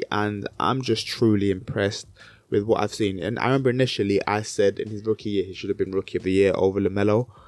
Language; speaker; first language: English; native; English